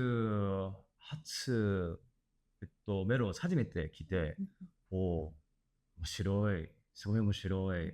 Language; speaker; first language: Japanese; non-native, learner; English